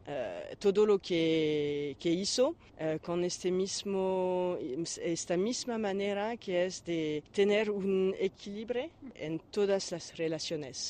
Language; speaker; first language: Spanish; non-native, learner; French